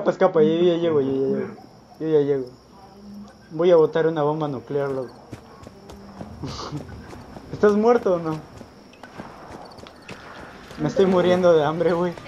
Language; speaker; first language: Spanish; native; Spanish